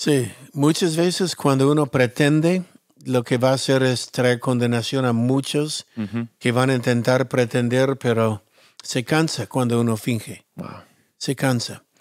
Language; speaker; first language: Spanish; non-native, fluent; English